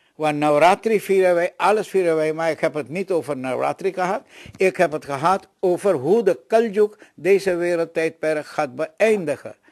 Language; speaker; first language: Dutch; non-native, local second language; Caribbean Hindustani